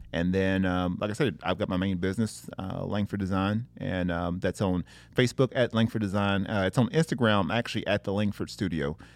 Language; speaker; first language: English; native; English